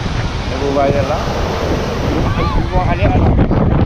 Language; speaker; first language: French; non-native, local second language; Wolof